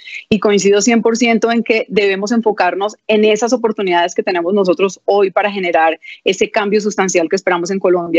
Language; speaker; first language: Spanish; native; Spanish